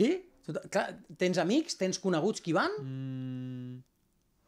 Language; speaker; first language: Catalan; native; Catalan